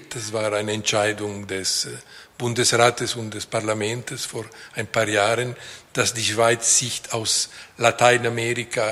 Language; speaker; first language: German; non-native, local second language; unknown